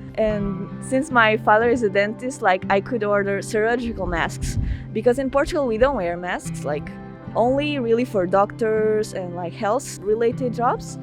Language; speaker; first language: English; non-native, fluent; Portuguese